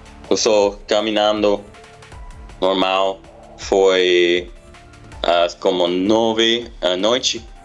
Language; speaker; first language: Portuguese; non-native, learner; English